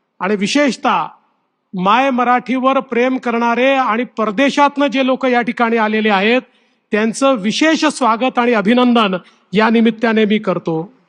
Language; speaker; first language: Marathi; native; Marathi